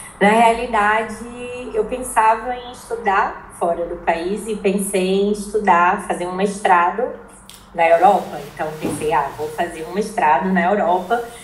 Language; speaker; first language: Portuguese; native; Portuguese